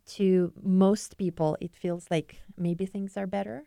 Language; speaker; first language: English; non-native, fluent; Ukrainian